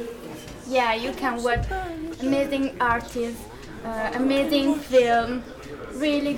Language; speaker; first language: English; non-native, fluent; German